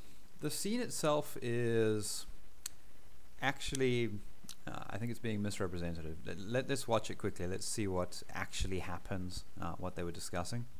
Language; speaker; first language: English; native; English